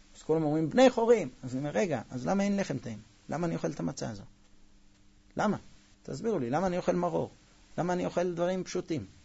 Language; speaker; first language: Hebrew; non-native, fluent; English